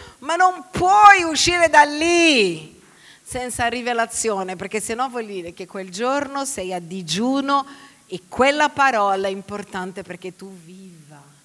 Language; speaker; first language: Italian; non-native, fluent; Portuguese